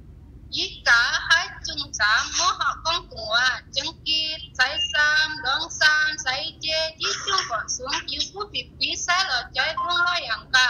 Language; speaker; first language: Chinese; non-native, learner; Indonesian